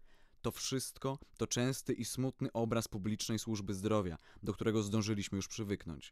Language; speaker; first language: Polish; native; Polish